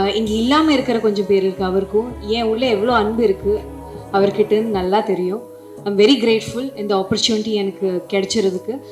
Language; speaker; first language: Tamil; non-native, fluent; Malayalam